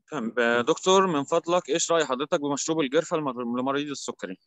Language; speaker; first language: Arabic; native; Arabic